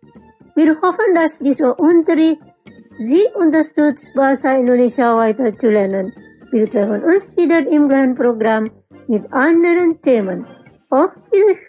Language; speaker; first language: German; non-native, fluent; Indonesian